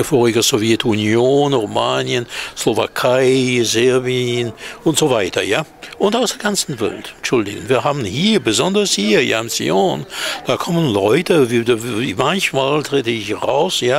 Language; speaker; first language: German; non-native, fluent; Hebrew